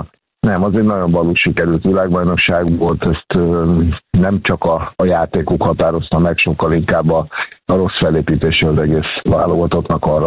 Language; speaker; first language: Hungarian; native; Hungarian